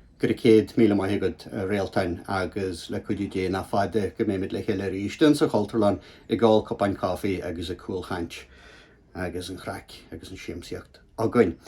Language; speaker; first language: Irish; native; Irish